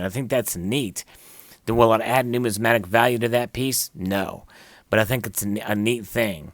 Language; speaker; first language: English; native; English